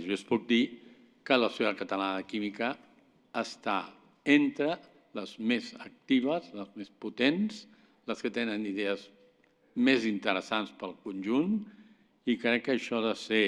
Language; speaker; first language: Catalan; native; Catalan